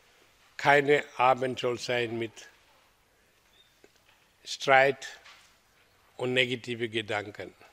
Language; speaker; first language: German; non-native, learner; Hindi